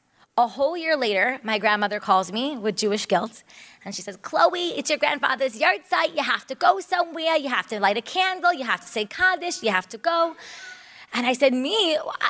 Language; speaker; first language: English; native; English